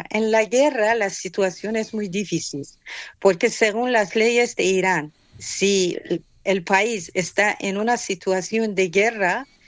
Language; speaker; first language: Spanish; non-native, fluent; Persian